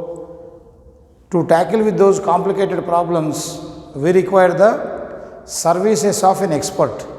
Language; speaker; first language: English; non-native, local second language; Telugu